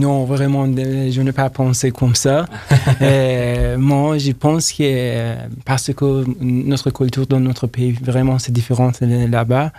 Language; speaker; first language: French; non-native, learner; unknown